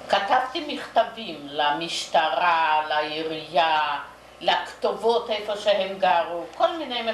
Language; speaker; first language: Hebrew; non-native, fluent; Yiddish